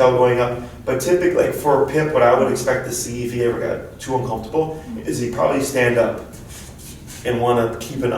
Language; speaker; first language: English; native; English